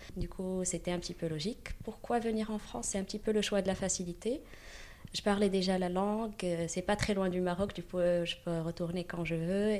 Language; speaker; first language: French; non-native, local second language; Arabic